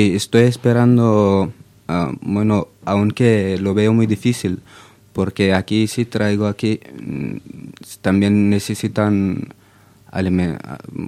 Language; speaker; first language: Spanish; non-native, fluent; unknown